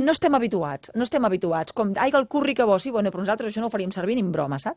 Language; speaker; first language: Catalan; native; Catalan